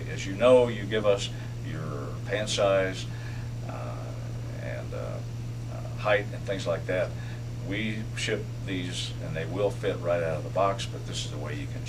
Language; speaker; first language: English; native; English